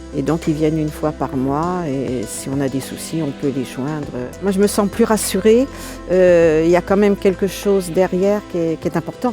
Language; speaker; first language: French; native; French